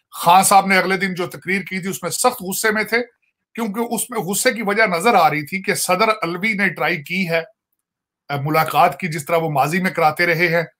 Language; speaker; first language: Urdu; non-native, local second language; Punjabi